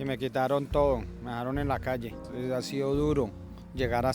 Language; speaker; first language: Spanish; native; Spanish